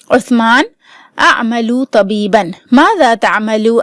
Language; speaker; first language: Arabic; non-native, fluent; Urdu